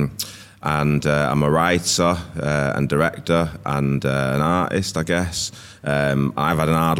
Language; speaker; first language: English; native; English